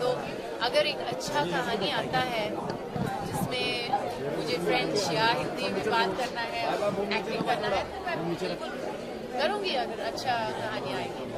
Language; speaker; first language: Hindi; non-native, local second language; French